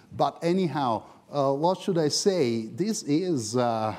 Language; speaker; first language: English; non-native, fluent; Italian